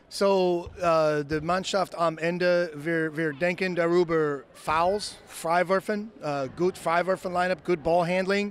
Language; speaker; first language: German; non-native, learner; English